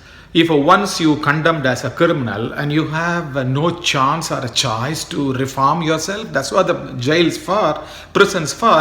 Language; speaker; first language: English; non-native, local second language; Tamil